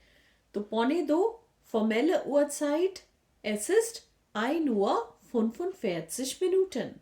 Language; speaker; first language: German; non-native, fluent; Hindi